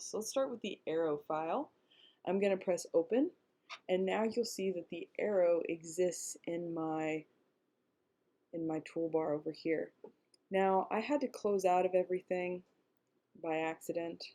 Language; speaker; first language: English; native; English